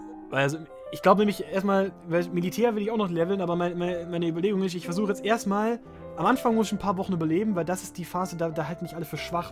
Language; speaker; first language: German; native; German